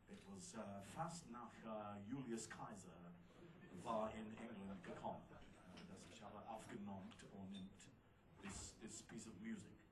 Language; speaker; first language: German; non-native, learner; English